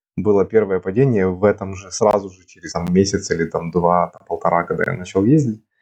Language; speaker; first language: Russian; native; Russian